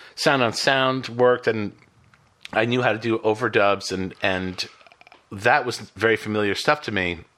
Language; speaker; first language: English; native; English